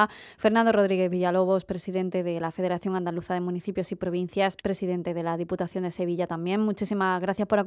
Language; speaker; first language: Spanish; native; Spanish